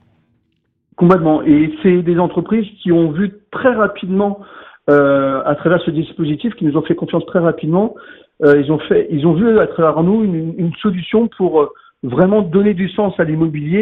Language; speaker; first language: French; native; French